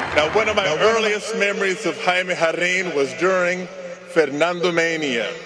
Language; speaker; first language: English; early bilingual, other home language; Spanish